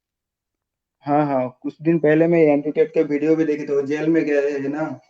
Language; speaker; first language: Hindi; non-native, local second language; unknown